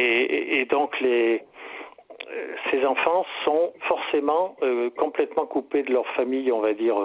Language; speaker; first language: French; native; French